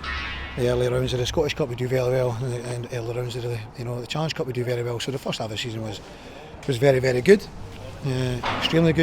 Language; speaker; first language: English; native; English